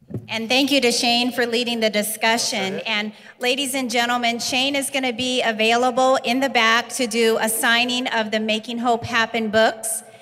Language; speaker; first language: English; native; English